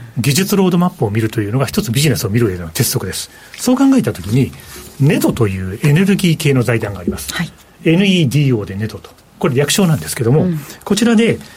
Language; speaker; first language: Japanese; native; Japanese